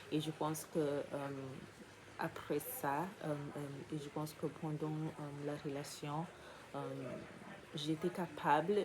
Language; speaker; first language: French; non-native, learner; English